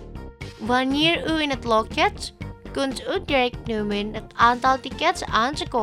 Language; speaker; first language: Dutch; non-native, learner; Indonesian